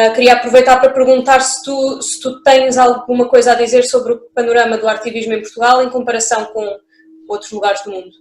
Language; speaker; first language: Portuguese; native; Portuguese